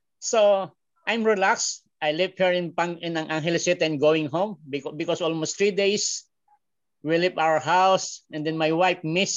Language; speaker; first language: English; non-native, learner; Filipino